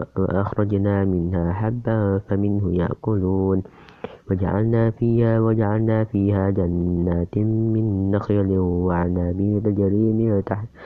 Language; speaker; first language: Arabic; non-native, learner; Indonesian